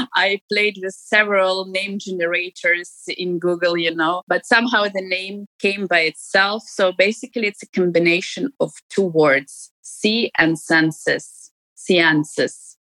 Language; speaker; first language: English; non-native, fluent; Ukrainian